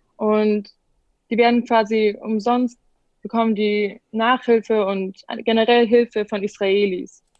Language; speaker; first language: German; native; German